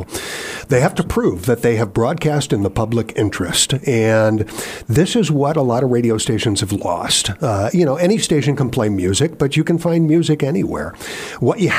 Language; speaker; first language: English; native; English